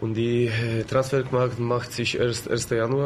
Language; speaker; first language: German; non-native, learner; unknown